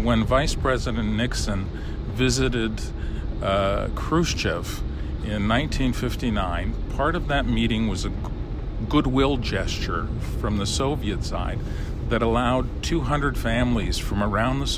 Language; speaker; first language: English; early bilingual, other home language; Lithuanian